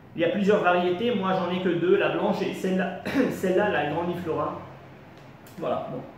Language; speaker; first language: French; non-native, local second language; Arabic